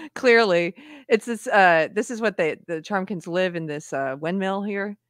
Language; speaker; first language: English; native; English